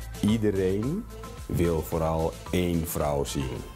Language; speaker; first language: Dutch; native; Dutch